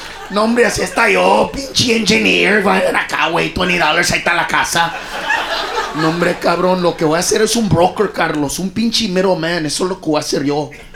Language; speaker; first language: Spanish; early bilingual, other home language; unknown